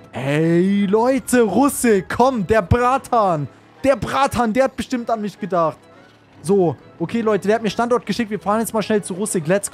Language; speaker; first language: German; native; German